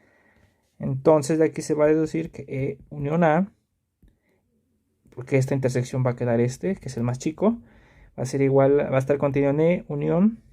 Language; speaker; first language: Spanish; native; Spanish